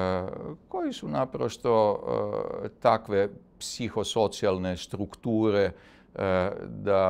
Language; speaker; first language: Serbian; native; Serbian